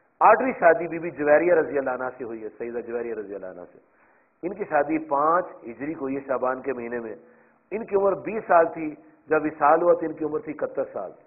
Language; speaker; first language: Urdu; non-native, local second language; Punjabi